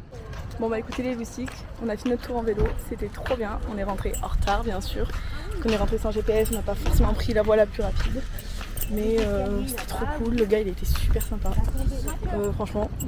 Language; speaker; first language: French; native; French